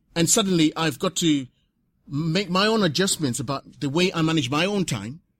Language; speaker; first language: English; non-native, local second language; Shona